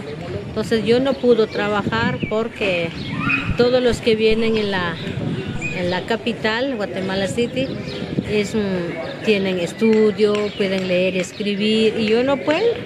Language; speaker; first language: Spanish; non-native, local second language; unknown